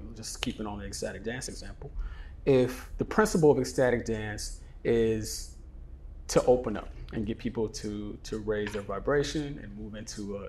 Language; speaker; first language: English; native; English